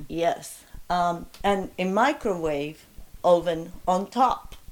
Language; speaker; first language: English; non-native, fluent; Spanish